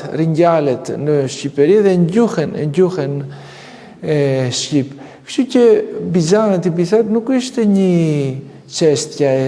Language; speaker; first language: Albanian; non-native, fluent; Greek